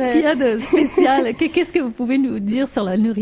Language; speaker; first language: French; native; French